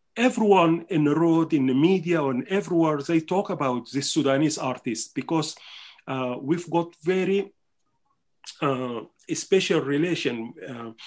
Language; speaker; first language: English; non-native, fluent; Arabic